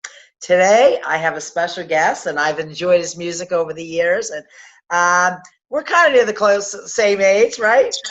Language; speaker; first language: English; native; English